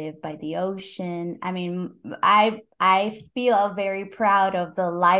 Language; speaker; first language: English; non-native, fluent; Spanish